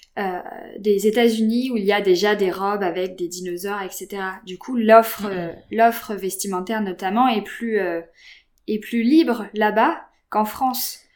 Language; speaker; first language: French; native; French